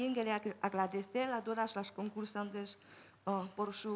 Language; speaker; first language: Spanish; non-native, fluent; Chinese